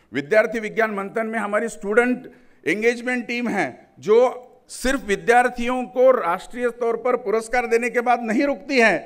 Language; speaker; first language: Hindi; non-native, local second language; Marathi